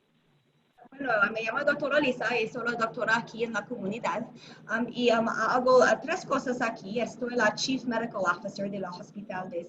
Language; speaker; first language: Spanish; non-native, learner; English